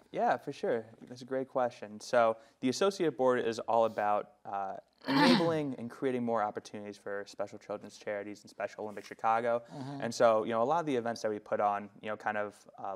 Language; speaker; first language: English; native; English